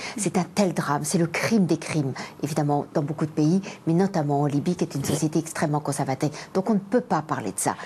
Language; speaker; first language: French; native; French